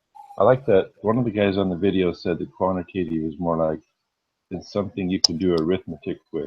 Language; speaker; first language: English; native; English